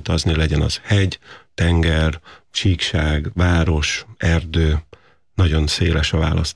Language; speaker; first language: Hungarian; native; Hungarian